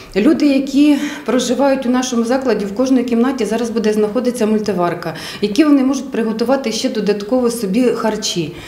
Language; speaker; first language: Ukrainian; native; Ukrainian